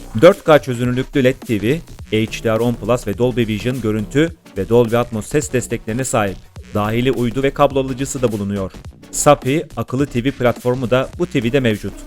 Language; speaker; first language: Turkish; native; Turkish